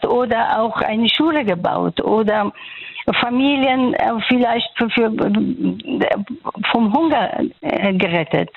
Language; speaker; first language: German; non-native, fluent; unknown